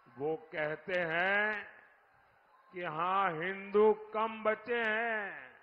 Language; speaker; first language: Hindi; non-native, local second language; Gujarati